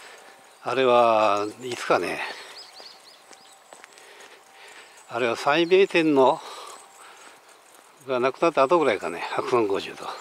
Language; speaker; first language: Japanese; native; Japanese